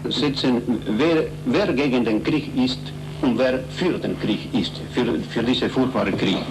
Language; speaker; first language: German; non-native, fluent; Spanish